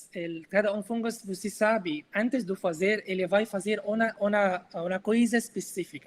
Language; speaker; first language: Portuguese; non-native, learner; Arabic